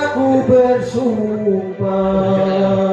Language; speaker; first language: Indonesian; non-native, local second language; Javanese